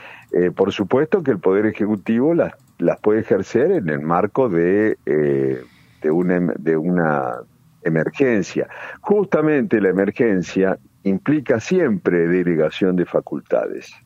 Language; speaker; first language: Spanish; native; Spanish